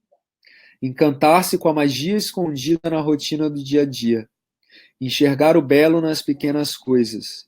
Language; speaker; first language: Portuguese; native; Portuguese